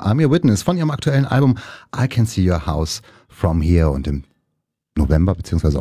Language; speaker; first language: German; native; German